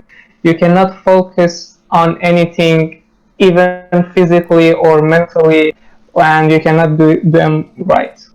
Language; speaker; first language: English; non-native, learner; Persian